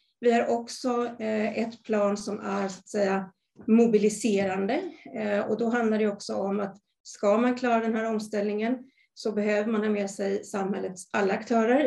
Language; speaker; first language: Swedish; native; Swedish